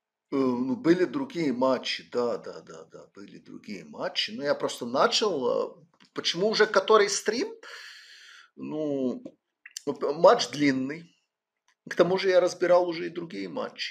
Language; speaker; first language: Russian; non-native, local second language; Ukrainian